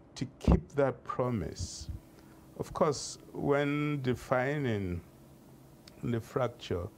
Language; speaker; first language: English; non-native, local second language; Hausa